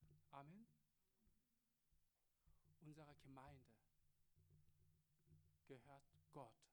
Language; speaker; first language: German; non-native, learner; Korean